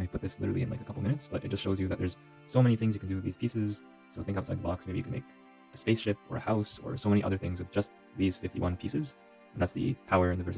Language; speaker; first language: English; native; English